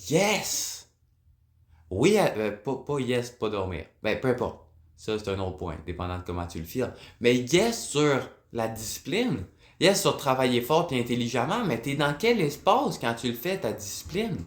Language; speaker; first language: French; native; French